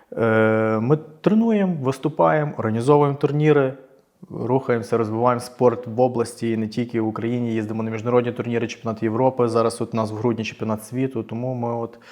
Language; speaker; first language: Ukrainian; native; Ukrainian